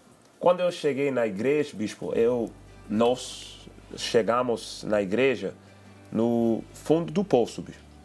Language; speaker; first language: Portuguese; non-native, learner; English